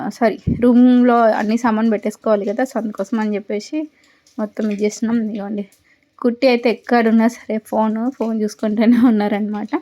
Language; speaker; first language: Telugu; non-native, local second language; Lambadi